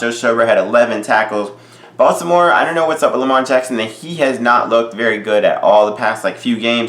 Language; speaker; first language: English; native; English